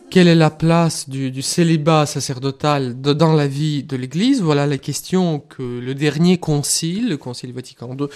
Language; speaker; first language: French; non-native, fluent; Russian